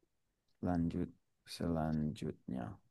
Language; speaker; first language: Indonesian; non-native, learner; English